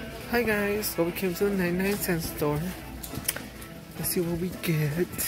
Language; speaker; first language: English; early bilingual, other home language; Spanish